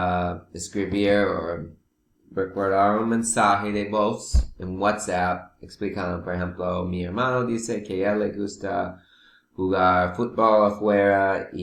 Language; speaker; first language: Spanish; non-native, learner; English